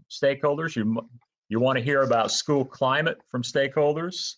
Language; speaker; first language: English; native; English